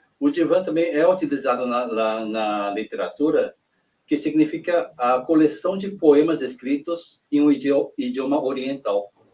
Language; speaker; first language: Portuguese; early bilingual, other home language; Korean